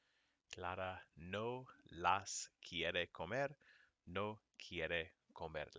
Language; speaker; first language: Spanish; non-native, fluent; English